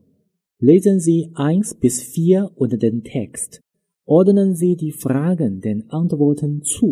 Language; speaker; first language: German; non-native, fluent; Chinese